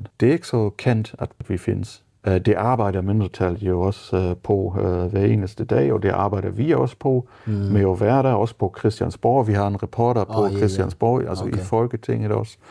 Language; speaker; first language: Danish; non-native, fluent; German